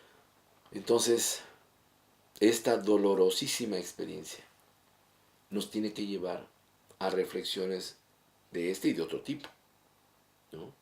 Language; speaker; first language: Spanish; native; Spanish